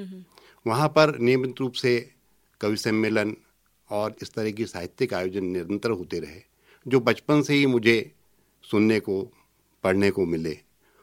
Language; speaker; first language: Hindi; native; Hindi